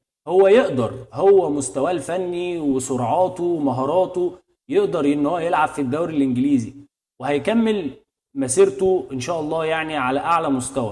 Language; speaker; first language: Arabic; native; Arabic